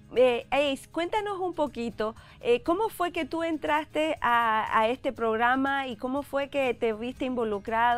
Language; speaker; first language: Spanish; native; Spanish